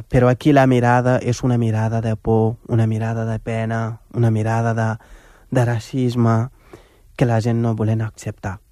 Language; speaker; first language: Catalan; non-native, fluent; Wolof